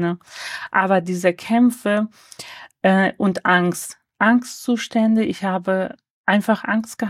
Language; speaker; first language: German; early bilingual, other home language; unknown